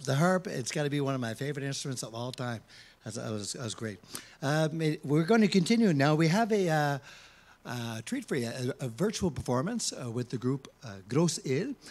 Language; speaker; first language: English; early bilingual, other home language; French